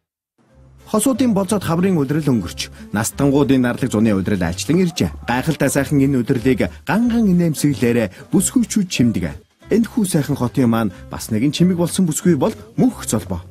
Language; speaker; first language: Mongolian; native; Mongolian